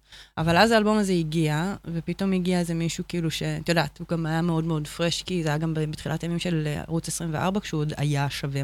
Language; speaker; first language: Hebrew; native; Hebrew